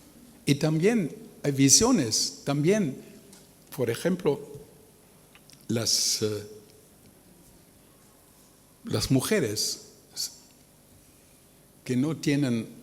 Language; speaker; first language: Spanish; non-native, learner; German